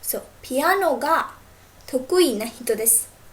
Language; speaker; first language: Japanese; non-native, fluent; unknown